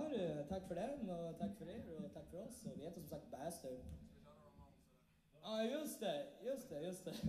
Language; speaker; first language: Swedish; native; Swedish